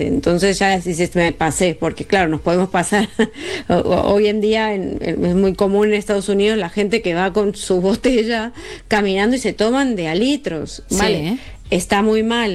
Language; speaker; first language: Spanish; native; Spanish